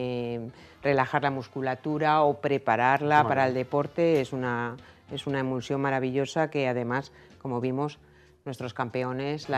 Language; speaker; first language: Spanish; native; Spanish